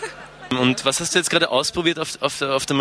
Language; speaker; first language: German; native; German